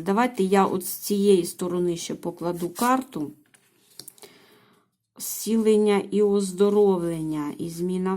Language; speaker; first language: Ukrainian; native; Ukrainian